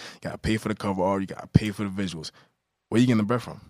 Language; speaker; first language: English; native; English